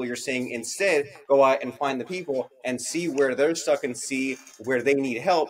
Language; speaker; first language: English; native; English